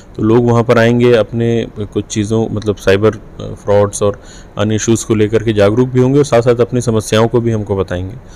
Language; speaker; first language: Hindi; native; Hindi